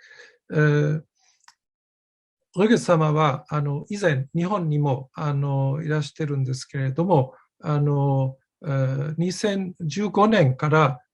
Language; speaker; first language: Japanese; non-native, fluent; German